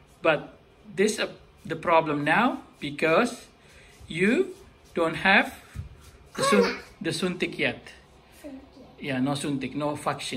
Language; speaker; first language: English; non-native, fluent; Indonesian